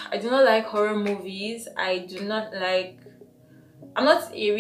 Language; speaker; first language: English; non-native, local second language; Igbo